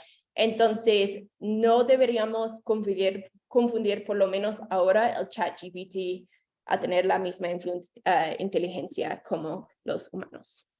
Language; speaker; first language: Spanish; non-native, fluent; English